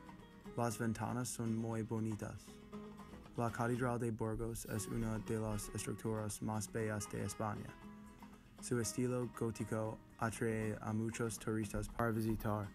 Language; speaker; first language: Spanish; non-native, learner; English